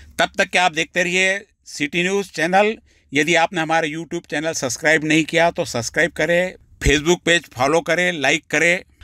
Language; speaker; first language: Hindi; non-native, local second language; Marathi